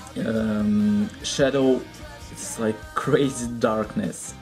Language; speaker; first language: English; non-native, learner; Russian